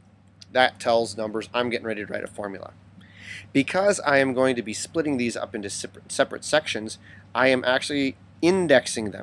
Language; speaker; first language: English; native; English